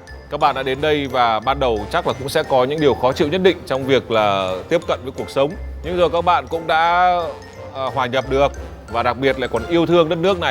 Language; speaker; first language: Vietnamese; native; Vietnamese